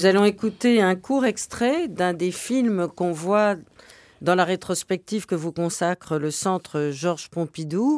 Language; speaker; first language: French; native; French